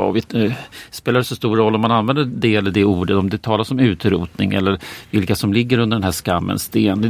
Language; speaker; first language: Swedish; native; Swedish